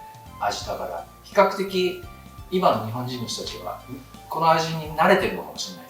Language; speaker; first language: Japanese; native; Japanese